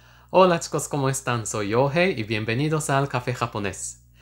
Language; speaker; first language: Spanish; non-native, fluent; Japanese